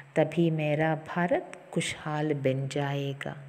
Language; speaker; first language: Hindi; non-native, local second language; Malayalam